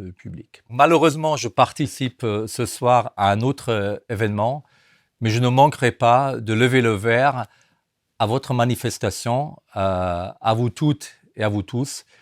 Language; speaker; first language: French; non-native, fluent; German